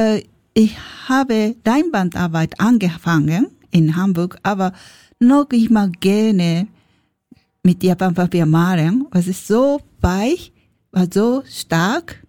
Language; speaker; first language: German; non-native, learner; Japanese